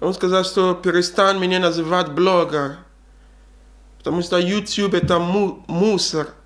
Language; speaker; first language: Russian; non-native, learner; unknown